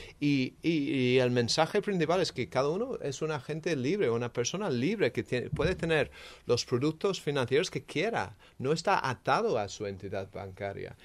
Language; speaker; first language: Spanish; non-native, fluent; English